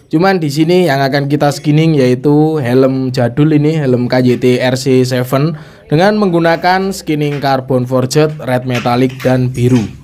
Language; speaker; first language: Indonesian; native; Indonesian